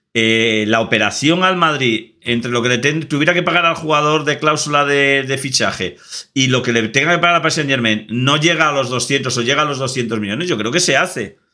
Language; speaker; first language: Spanish; native; Spanish